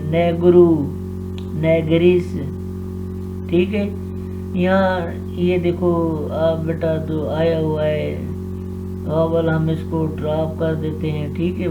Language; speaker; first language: Urdu; non-native, local second language; Punjabi